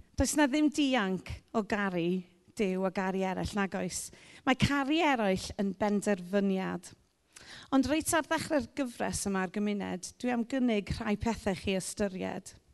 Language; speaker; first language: Welsh; native; Welsh